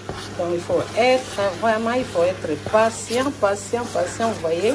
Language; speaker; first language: French; non-native, local second language; Lingala